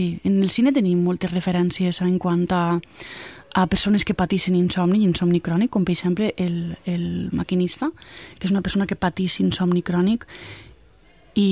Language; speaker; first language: Catalan; native; Catalan